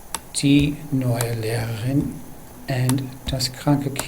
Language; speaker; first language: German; non-native, fluent; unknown